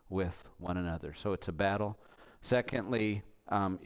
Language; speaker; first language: English; native; English